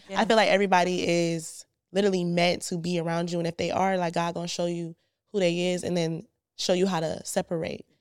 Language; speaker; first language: English; native; English